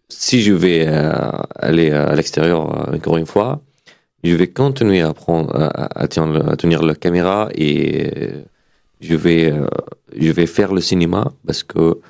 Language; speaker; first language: French; non-native, fluent; Arabic